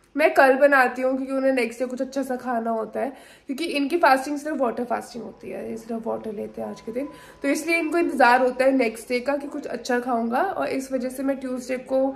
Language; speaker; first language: Hindi; native; Hindi